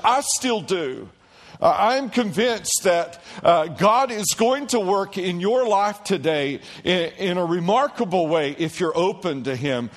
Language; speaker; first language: English; native; English